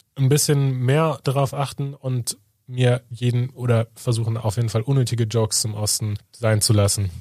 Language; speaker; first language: German; native; German